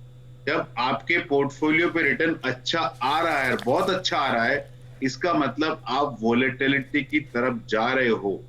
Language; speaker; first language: Hindi; native; Hindi